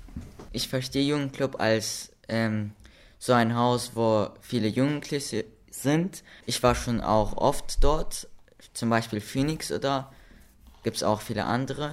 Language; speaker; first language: German; early bilingual, other home language; Russian